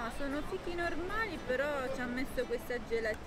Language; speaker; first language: Italian; native; Italian